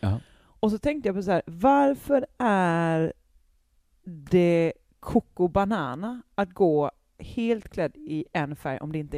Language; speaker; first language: Swedish; native; Swedish